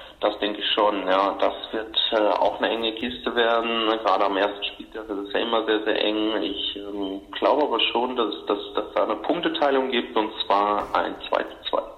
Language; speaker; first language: German; native; German